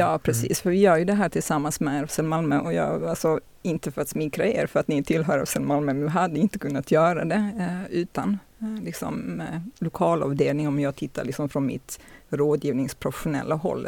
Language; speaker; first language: Swedish; native; Swedish